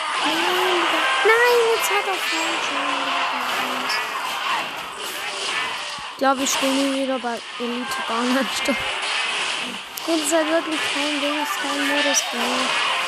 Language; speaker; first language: German; native; German